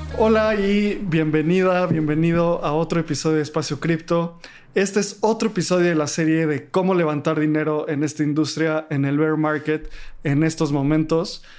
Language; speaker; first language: Spanish; native; Spanish